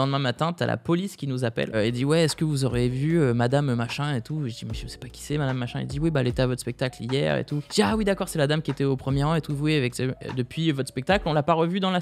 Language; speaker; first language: French; native; French